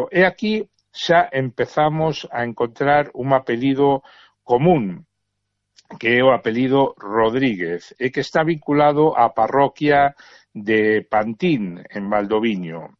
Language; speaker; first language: Galician; native; Galician